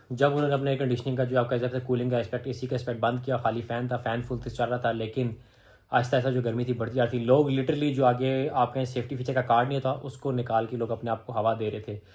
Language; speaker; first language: Urdu; native; Urdu